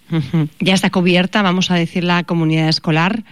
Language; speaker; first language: Spanish; native; Spanish